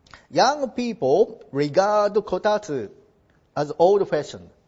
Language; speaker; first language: English; non-native, fluent; Japanese